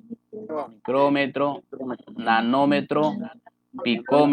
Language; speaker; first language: Spanish; native; Spanish